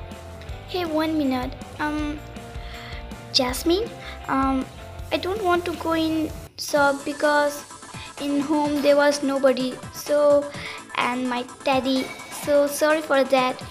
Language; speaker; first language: English; non-native, learner; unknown